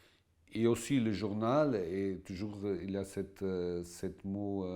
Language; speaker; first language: French; non-native, fluent; Portuguese